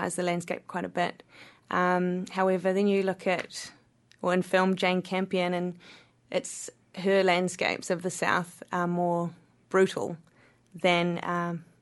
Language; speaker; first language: English; native; English